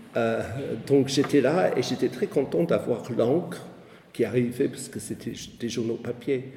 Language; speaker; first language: French; non-native, fluent; English